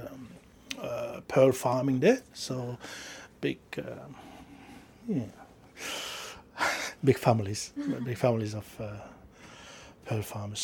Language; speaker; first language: English; non-native, fluent; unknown